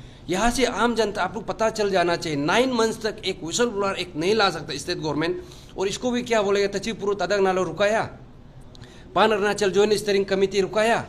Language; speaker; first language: Hindi; non-native, local second language; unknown